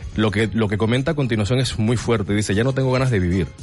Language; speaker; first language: Spanish; native; Spanish